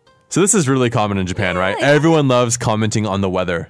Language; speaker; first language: English; native; English